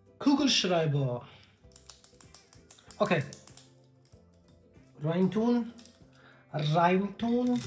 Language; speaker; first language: German; non-native, learner; Hindi